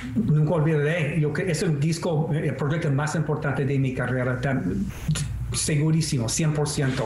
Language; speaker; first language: Spanish; non-native, fluent; English